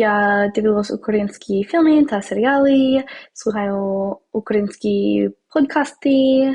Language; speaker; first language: Ukrainian; non-native, learner; English